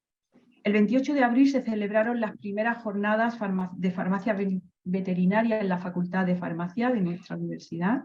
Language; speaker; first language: Spanish; native; Spanish